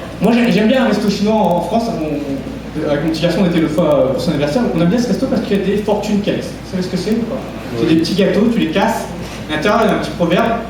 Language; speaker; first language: French; early bilingual, other home language; Vietnamese